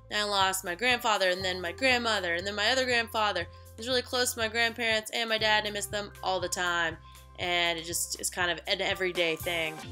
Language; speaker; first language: English; native; English